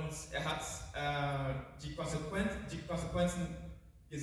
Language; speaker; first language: German; non-native, fluent; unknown